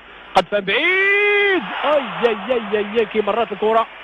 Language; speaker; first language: Arabic; native; Arabic